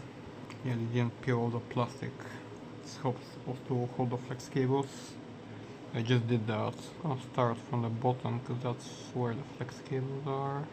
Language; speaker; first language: English; non-native, fluent; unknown